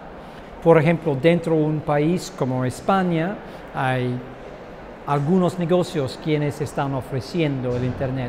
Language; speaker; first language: Spanish; non-native, fluent; English